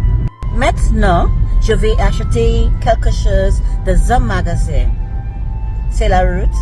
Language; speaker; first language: French; non-native, learner; English